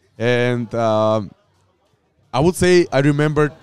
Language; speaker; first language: English; non-native, fluent; Macedonian